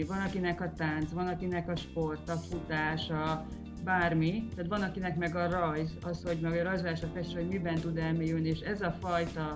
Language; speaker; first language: Hungarian; native; Hungarian